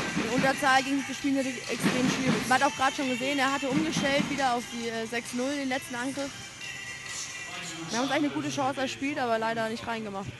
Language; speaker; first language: German; native; German